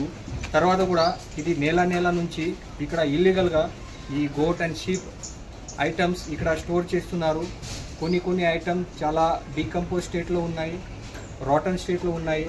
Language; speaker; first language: Telugu; non-native, local second language; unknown